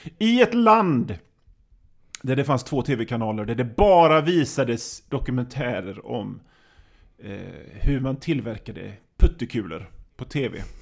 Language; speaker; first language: Swedish; native; Swedish